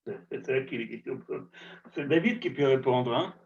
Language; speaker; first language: French; non-native, fluent; Russian